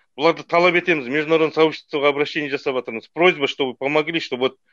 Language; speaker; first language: Russian; non-native, local second language; Kazakh